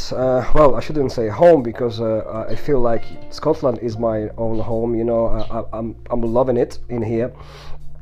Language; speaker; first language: English; non-native, fluent; Polish